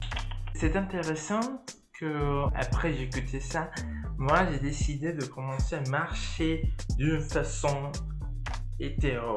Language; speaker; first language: French; non-native, learner; Spanish